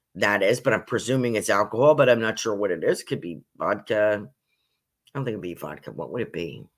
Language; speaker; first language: English; native; English